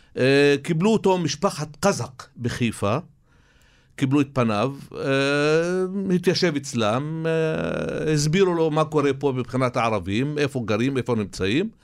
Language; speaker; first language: Hebrew; non-native, local second language; Arabic